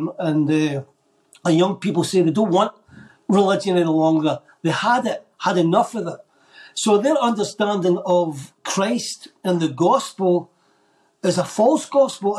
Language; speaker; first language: English; native; English